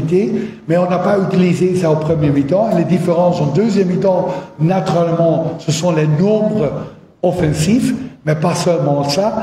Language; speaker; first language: French; non-native, fluent; Dutch